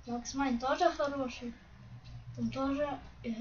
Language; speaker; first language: Russian; non-native, local second language; Ukrainian